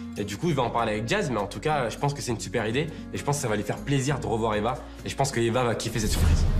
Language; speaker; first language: French; early bilingual, other home language; Portuguese